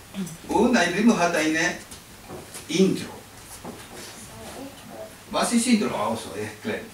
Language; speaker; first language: German; non-native, learner; Spanish